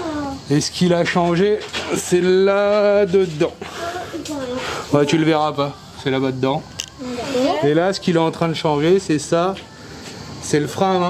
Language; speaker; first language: French; native; French